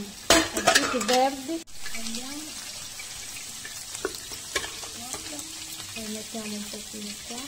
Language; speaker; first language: Italian; non-native, learner; Filipino